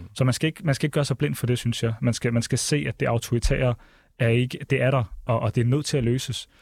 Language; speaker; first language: Danish; early bilingual, other home language; Arabic